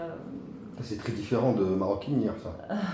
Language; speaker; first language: French; native; French